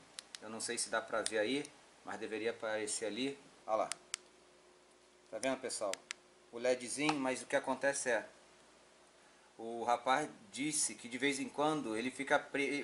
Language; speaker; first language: Portuguese; native; Portuguese